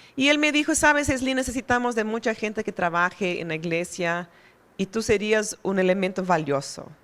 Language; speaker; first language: Spanish; non-native, fluent; Portuguese